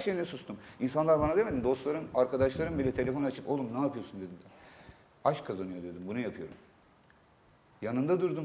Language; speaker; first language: Turkish; native; Turkish